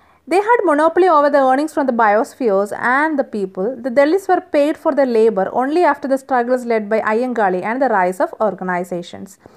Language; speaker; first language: English; non-native, local second language; Malayalam